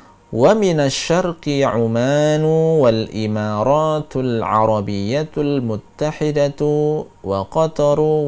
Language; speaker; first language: Arabic; non-native, fluent; Indonesian